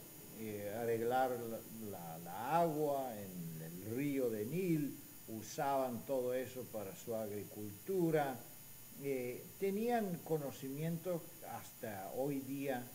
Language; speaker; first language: Spanish; non-native, fluent; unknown